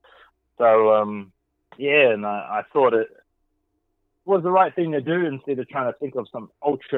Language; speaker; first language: English; native; English